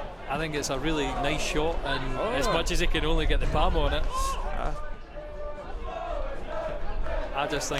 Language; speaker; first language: English; native; English